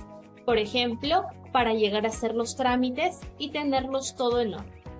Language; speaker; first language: Spanish; native; Spanish